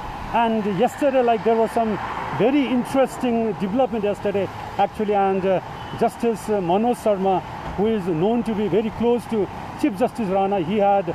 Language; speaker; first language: English; non-native, local second language; Nepali